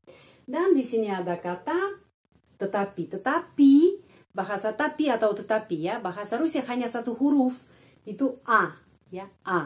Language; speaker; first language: Indonesian; non-native, fluent; Russian